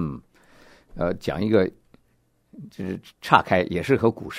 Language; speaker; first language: Chinese; native; Chinese